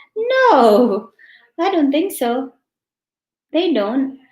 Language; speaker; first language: English; non-native, local second language; Filipino